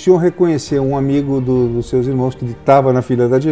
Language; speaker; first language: Portuguese; native; Portuguese